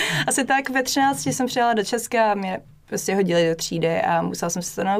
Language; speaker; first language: Czech; non-native, fluent; English